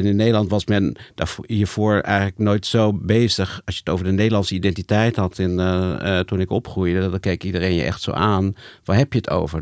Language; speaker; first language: Dutch; native; Dutch